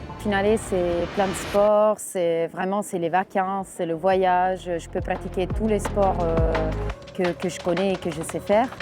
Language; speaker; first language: French; non-native, fluent; Italian